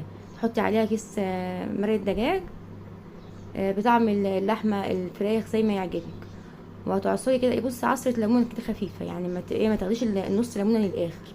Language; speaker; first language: Arabic; native; Arabic